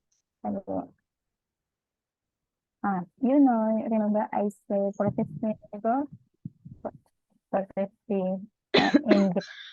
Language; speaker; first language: English; non-native, learner; Indonesian